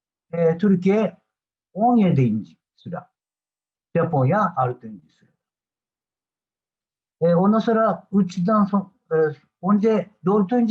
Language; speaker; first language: Turkish; non-native, learner; Japanese